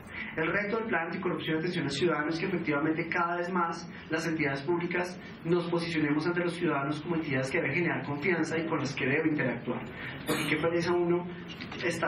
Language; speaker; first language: Spanish; native; Spanish